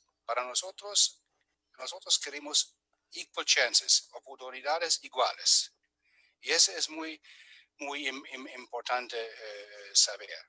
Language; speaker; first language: Spanish; non-native, fluent; German